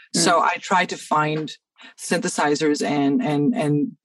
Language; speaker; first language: English; early bilingual, other home language; Danish